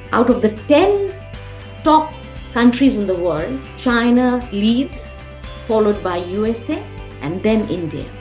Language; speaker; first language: English; non-native, local second language; Bangla